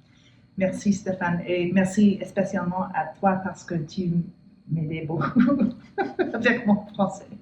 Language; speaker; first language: French; non-native, learner; English